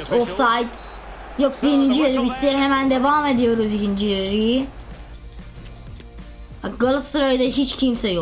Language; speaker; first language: Turkish; non-native, learner; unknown